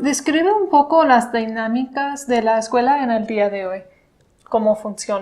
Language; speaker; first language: Spanish; non-native, fluent; English